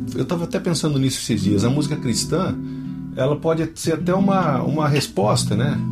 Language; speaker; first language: Portuguese; native; Portuguese